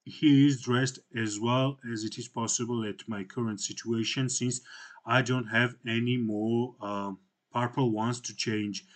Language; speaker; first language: English; non-native, fluent; Georgian